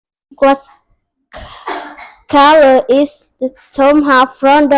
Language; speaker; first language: English; non-native, learner; Vietnamese